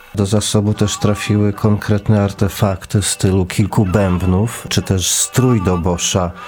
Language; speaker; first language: Polish; native; Polish